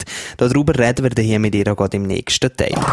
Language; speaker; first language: German; native; German